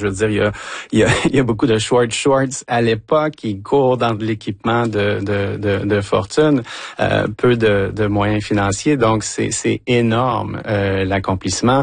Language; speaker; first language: French; native; French